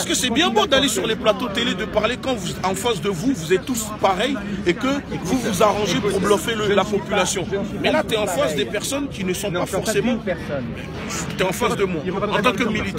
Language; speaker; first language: French; native; French